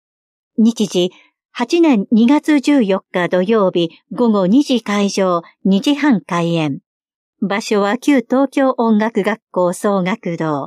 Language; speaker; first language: Japanese; native; Japanese